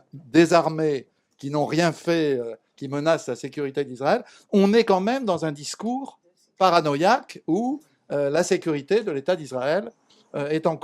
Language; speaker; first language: French; native; French